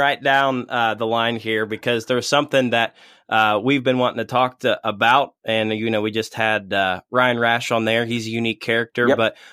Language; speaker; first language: English; native; English